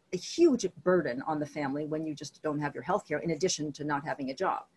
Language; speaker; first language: English; native; English